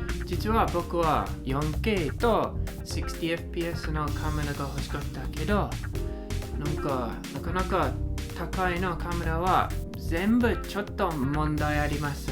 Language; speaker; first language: Japanese; non-native, learner; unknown